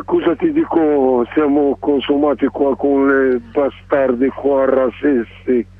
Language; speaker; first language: Italian; non-native, learner; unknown